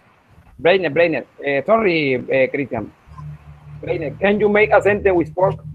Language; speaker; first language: English; non-native, learner; Spanish